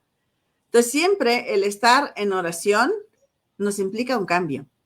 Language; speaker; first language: Spanish; native; Spanish